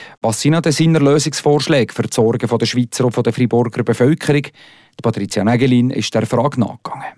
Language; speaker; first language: German; native; German